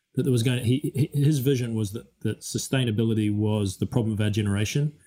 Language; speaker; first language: English; native; English